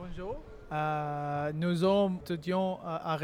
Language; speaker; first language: French; non-native, learner; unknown